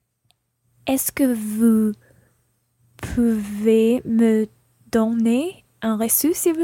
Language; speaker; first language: French; non-native, learner; English